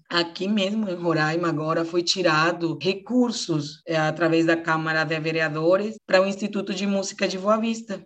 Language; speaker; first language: Portuguese; non-native, fluent; Spanish